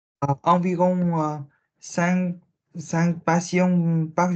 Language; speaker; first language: French; non-native, learner; Vietnamese